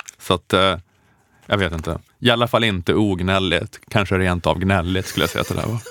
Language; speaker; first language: Swedish; native; Swedish